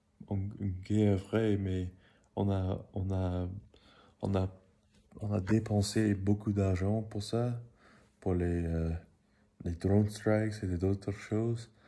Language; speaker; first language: French; non-native, learner; English